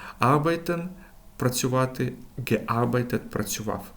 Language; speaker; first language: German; non-native, fluent; Ukrainian